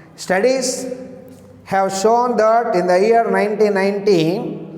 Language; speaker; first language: English; non-native, local second language; Telugu